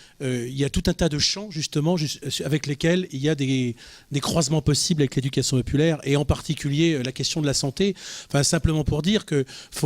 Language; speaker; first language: French; native; French